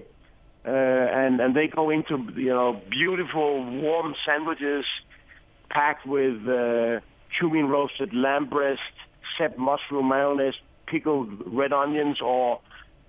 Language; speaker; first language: English; non-native, fluent; Danish